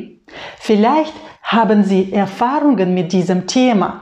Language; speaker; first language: German; non-native, fluent; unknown